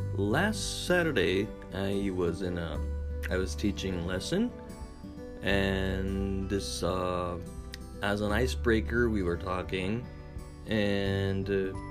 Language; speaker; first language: English; non-native, fluent; Japanese